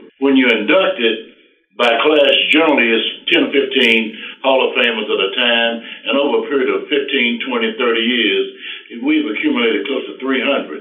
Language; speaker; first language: English; native; English